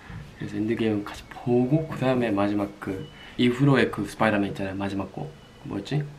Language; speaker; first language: Korean; non-native, fluent; Japanese